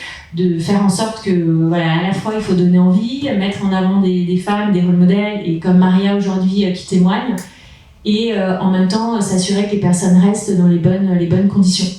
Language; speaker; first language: French; native; French